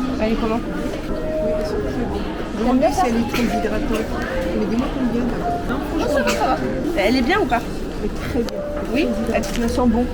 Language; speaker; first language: French; non-native, fluent; Korean